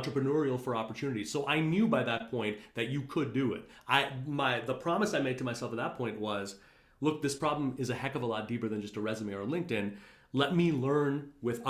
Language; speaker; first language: English; native; English